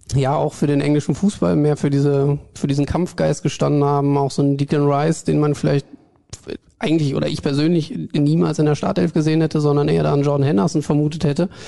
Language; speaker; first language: German; native; German